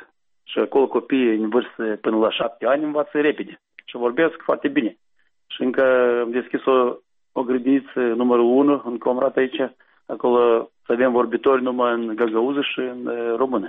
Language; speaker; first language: Romanian; non-native, local second language; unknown